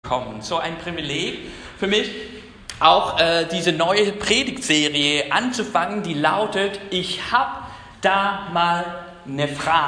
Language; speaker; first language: German; non-native, fluent; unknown